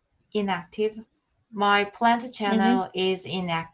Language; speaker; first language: English; non-native, learner; Korean